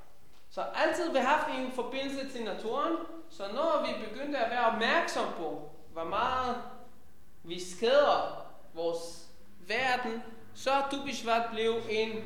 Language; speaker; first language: Danish; non-native, fluent; Hebrew